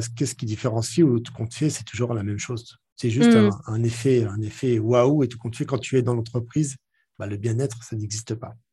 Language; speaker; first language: French; native; French